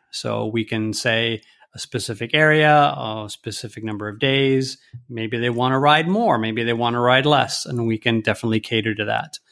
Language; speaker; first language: English; early bilingual, heritage; English